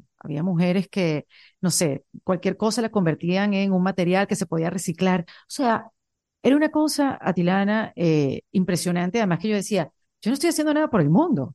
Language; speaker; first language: Spanish; native; Spanish